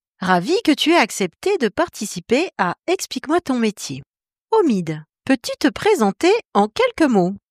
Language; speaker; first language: French; native; French